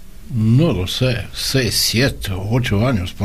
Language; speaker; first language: Spanish; non-native, learner; Russian